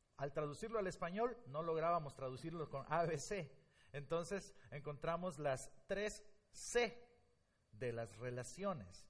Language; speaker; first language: Spanish; native; Spanish